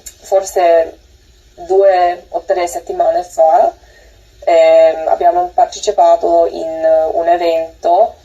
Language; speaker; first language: Italian; non-native, learner; English